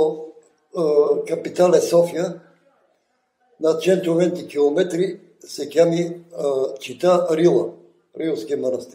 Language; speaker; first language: Italian; non-native, learner; Bulgarian